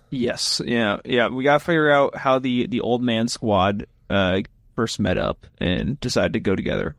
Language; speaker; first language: English; native; English